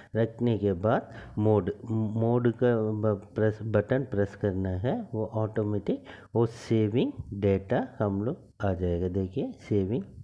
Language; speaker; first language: Hindi; non-native, local second language; Tamil